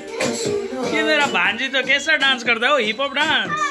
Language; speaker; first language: Hindi; non-native, local second language; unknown